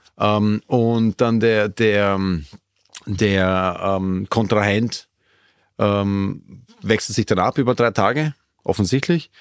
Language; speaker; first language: German; native; German